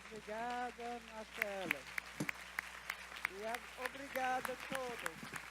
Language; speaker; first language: Portuguese; non-native, fluent; English